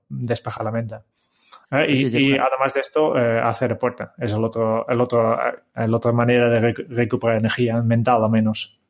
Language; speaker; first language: Spanish; non-native, fluent; Dutch